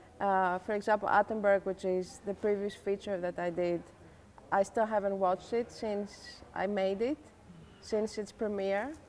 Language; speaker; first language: English; non-native, fluent; Greek